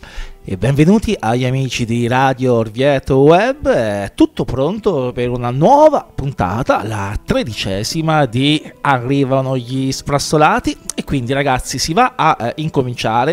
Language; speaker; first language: Italian; native; Italian